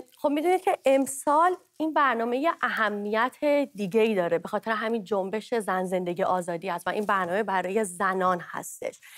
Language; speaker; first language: Persian; native; Persian